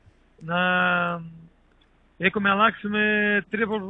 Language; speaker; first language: Greek; non-native, learner; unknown